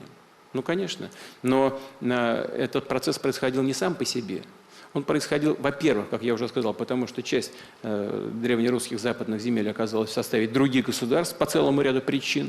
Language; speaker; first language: Russian; native; Russian